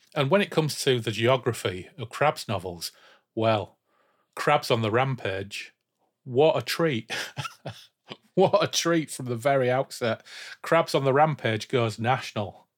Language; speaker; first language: English; native; English